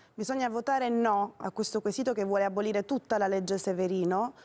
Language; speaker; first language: Italian; native; Italian